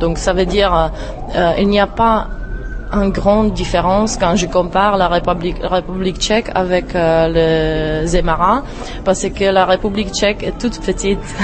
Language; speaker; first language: French; non-native, fluent; Czech